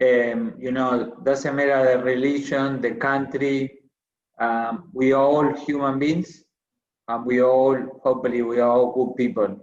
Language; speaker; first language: English; non-native, fluent; Spanish